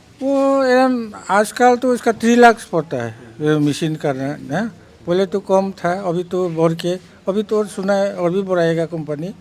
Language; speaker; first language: Hindi; non-native, local second language; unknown